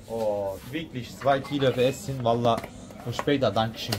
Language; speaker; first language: German; non-native, learner; Turkish